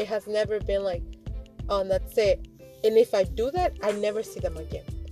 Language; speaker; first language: English; early bilingual, other home language; Spanish